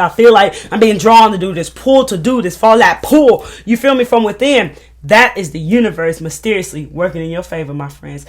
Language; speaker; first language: English; native; English